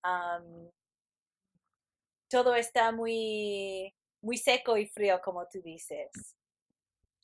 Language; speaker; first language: Spanish; non-native, fluent; English